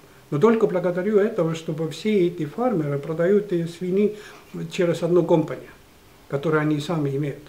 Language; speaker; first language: Russian; non-native, local second language; Estonian